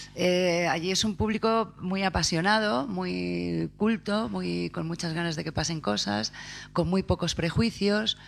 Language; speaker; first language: Spanish; native; Spanish